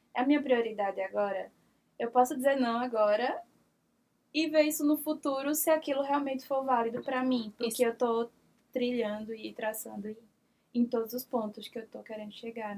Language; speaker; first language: Portuguese; native; Portuguese